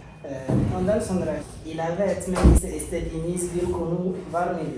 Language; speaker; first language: Turkish; non-native, learner; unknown